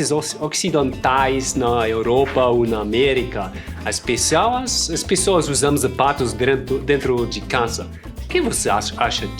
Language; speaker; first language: Portuguese; non-native, fluent; German